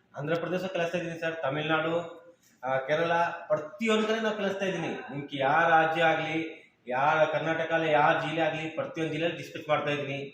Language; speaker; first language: Kannada; non-native, fluent; Hindi